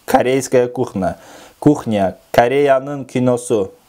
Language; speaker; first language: Russian; non-native, local second language; Kyrgyz